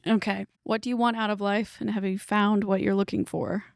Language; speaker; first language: English; native; English